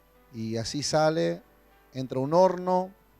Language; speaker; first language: Spanish; native; Spanish